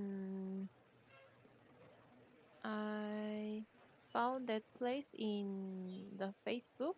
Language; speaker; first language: English; non-native, learner; Korean